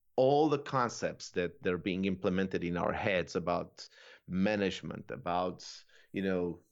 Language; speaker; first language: English; non-native, fluent; Romanian